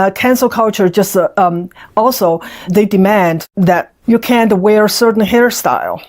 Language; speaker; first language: English; non-native, fluent; Chinese